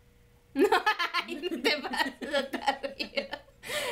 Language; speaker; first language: Spanish; native; Spanish